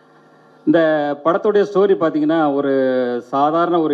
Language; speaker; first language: Tamil; native; Tamil